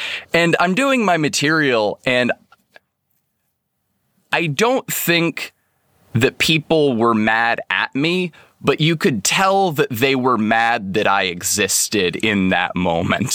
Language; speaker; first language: English; native; English